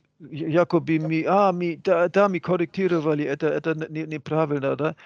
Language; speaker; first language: Russian; non-native, fluent; German